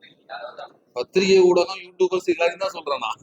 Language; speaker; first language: Tamil; native; Tamil